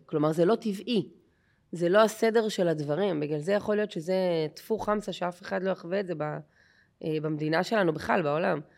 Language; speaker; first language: Hebrew; native; Hebrew